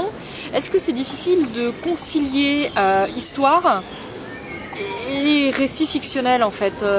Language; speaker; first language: French; native; French